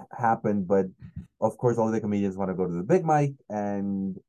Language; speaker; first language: English; non-native, fluent; Spanish